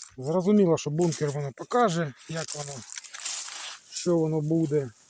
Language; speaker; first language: Ukrainian; native; Ukrainian